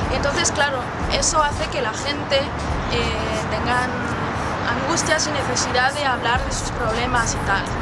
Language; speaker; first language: Spanish; non-native, fluent; French